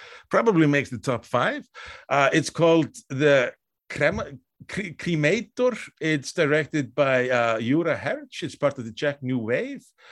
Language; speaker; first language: English; non-native, fluent; Icelandic